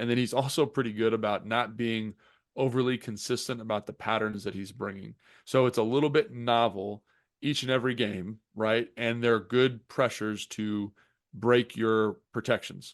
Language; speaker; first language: English; native; English